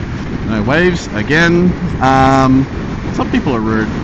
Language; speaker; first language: English; native; English